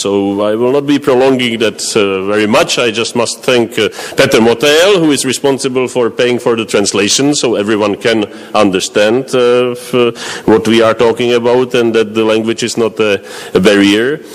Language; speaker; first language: English; non-native, fluent; Czech